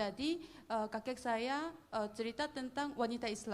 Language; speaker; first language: Indonesian; non-native, fluent; Korean